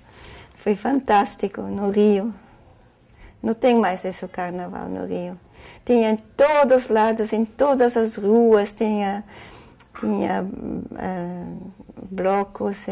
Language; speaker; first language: Portuguese; non-native, fluent; German